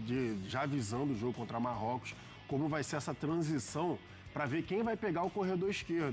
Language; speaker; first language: Portuguese; native; Portuguese